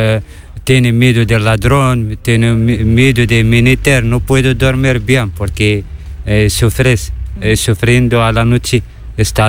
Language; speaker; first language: Spanish; non-native, learner; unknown